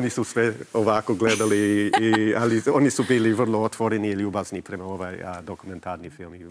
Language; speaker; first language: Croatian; early bilingual, heritage; English